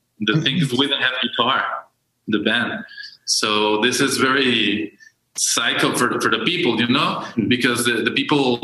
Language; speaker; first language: English; non-native, learner; Spanish